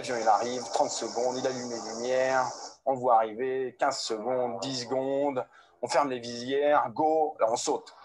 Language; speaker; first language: French; native; French